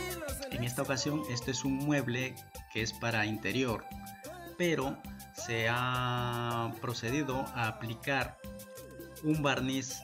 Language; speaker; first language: Spanish; native; Spanish